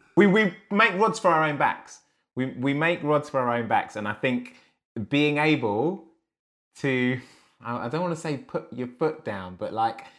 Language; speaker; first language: English; native; English